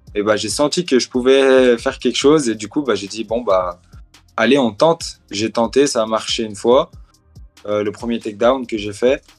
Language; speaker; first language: French; native; French